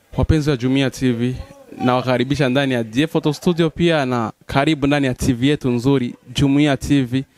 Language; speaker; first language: Swahili; non-native, local second language; Rundi